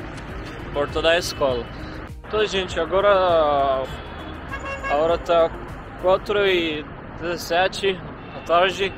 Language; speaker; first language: Portuguese; non-native, fluent; Arabic